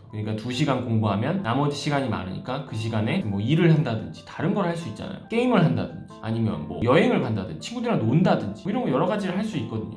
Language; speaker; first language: Korean; native; Korean